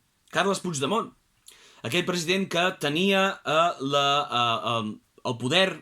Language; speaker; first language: Catalan; native; Catalan